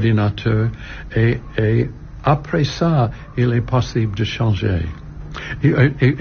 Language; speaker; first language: French; non-native, learner; English